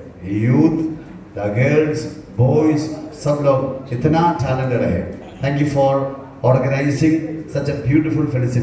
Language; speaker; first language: Hindi; non-native, local second language; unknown